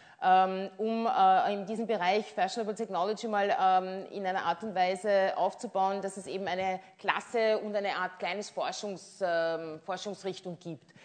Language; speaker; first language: German; native; German